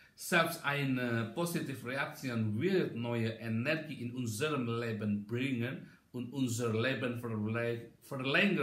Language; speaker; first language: German; non-native, learner; Indonesian